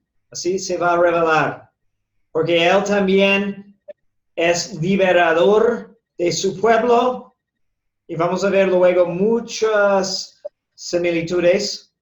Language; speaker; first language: Spanish; non-native, fluent; English